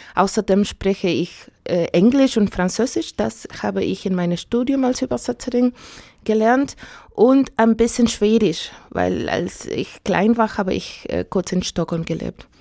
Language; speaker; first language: German; non-native, fluent; Spanish